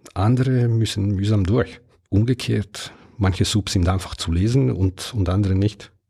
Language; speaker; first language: German; non-native, fluent; Italian